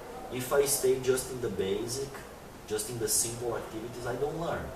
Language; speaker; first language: English; non-native, fluent; Portuguese